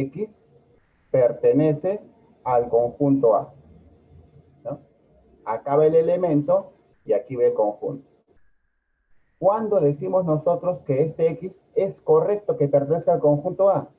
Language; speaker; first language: Spanish; native; Spanish